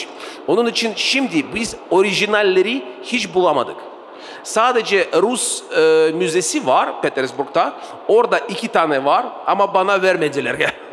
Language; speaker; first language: Turkish; non-native, fluent; Russian